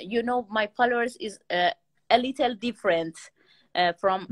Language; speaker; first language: English; non-native, learner; Persian